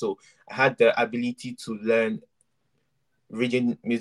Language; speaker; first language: English; non-native, local second language; Yoruba